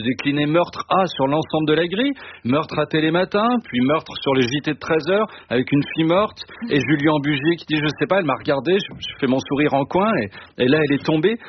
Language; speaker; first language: French; native; French